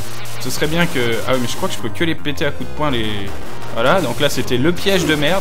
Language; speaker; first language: French; native; French